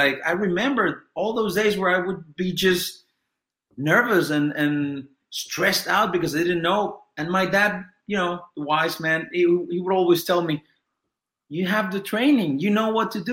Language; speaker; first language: English; non-native, fluent; Spanish